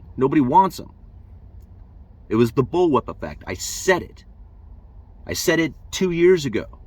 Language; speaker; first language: English; native; English